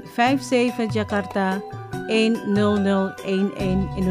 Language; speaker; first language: Dutch; non-native, fluent; Indonesian